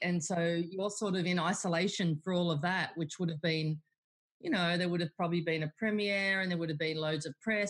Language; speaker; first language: English; native; English